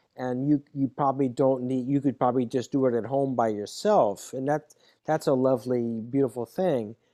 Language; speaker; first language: English; native; English